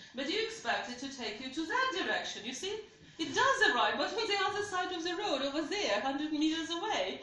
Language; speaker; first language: English; non-native, fluent; Ukrainian